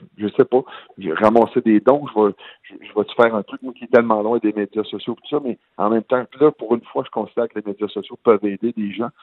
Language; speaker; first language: French; native; French